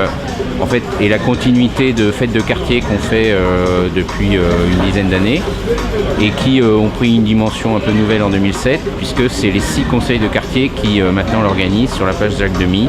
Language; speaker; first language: French; native; French